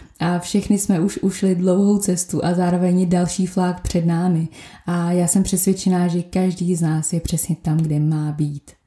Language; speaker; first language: Czech; native; Czech